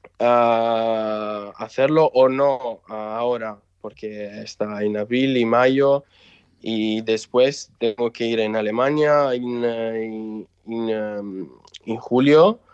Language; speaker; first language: Spanish; non-native, local second language; Italian